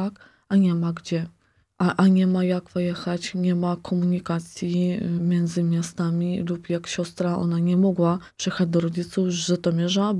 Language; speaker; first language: Polish; non-native, local second language; Ukrainian